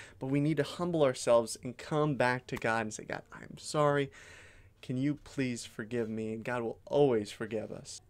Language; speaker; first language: English; native; English